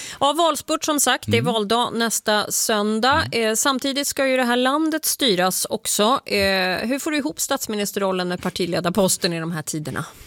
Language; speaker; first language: Swedish; native; Swedish